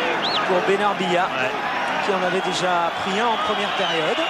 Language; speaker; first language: French; native; French